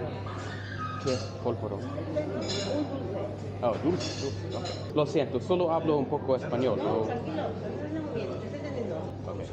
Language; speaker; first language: Spanish; non-native, learner; English